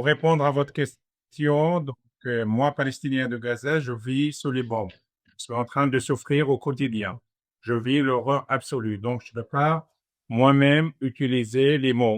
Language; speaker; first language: French; non-native, fluent; Arabic